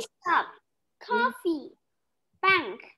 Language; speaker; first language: English; non-native, learner; Vietnamese